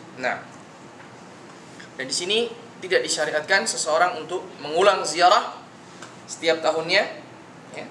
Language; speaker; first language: Indonesian; native; Indonesian